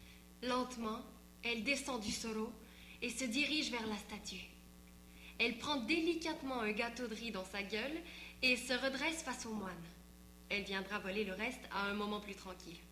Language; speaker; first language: French; native; French